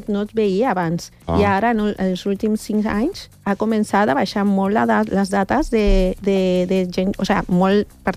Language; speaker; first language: Catalan; non-native, learner; Spanish